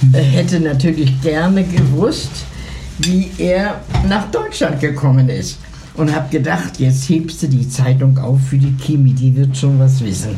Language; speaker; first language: German; native; German